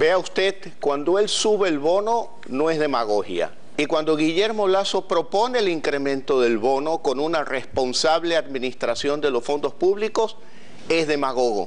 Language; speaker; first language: Spanish; native; Spanish